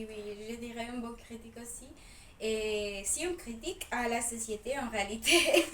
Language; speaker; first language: French; non-native, fluent; Spanish